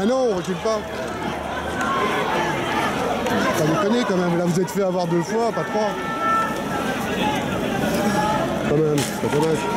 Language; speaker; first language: French; native; French